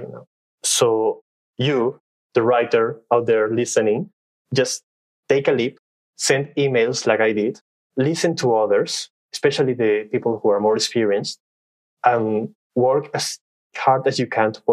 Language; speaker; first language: English; non-native, fluent; Spanish